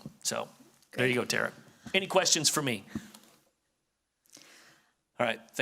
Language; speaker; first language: English; native; English